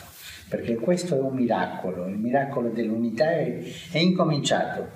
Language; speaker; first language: Italian; non-native, fluent; Spanish